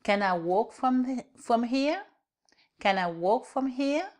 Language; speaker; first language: English; non-native, fluent; French